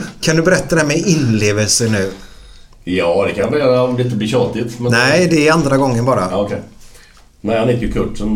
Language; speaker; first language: Swedish; native; Swedish